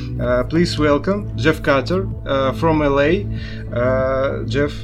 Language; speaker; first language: English; non-native, learner; Russian